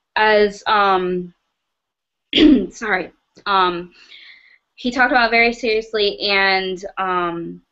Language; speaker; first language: English; native; English